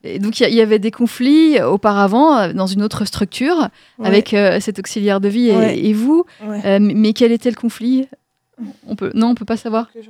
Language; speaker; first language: French; native; French